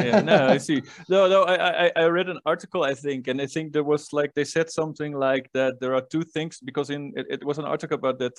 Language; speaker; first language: English; non-native, fluent; Dutch